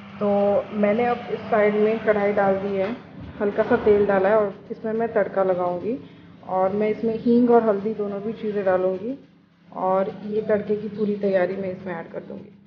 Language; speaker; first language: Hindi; non-native, local second language; Marathi